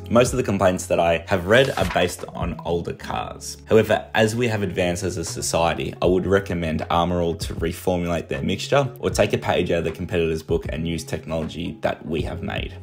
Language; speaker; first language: English; native; English